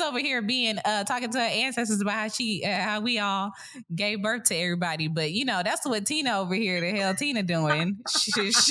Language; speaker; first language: English; native; English